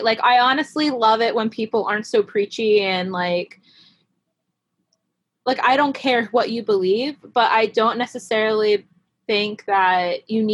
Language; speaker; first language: English; native; English